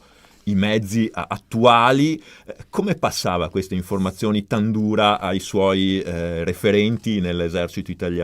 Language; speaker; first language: Italian; native; Italian